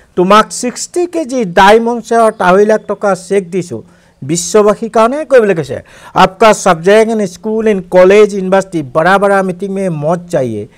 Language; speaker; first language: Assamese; non-native, local second language; Mising